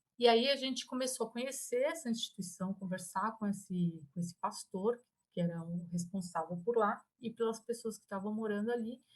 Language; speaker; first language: Portuguese; early bilingual, other home language; Spanish